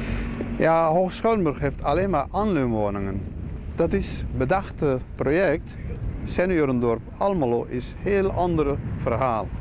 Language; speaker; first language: Dutch; non-native, fluent; Turkish